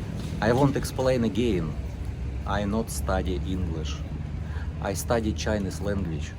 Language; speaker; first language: English; non-native, learner; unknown